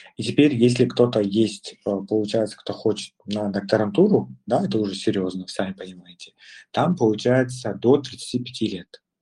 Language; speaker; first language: Russian; non-native, local second language; Kazakh